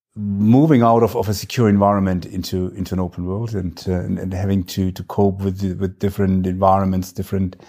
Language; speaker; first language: English; non-native, fluent; German